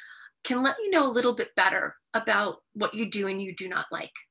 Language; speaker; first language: English; native; English